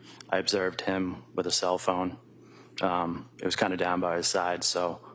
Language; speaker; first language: English; native; English